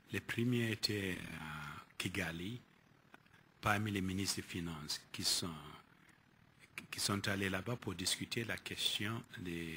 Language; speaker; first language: French; non-native, fluent; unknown